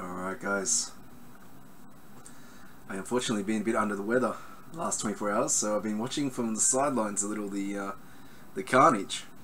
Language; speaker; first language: English; native; English